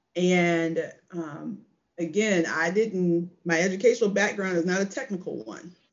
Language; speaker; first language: English; native; English